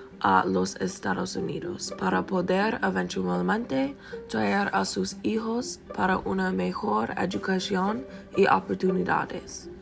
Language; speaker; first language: Spanish; non-native, learner; English